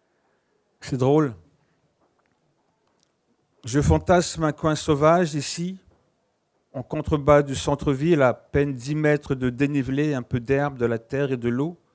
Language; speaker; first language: French; native; French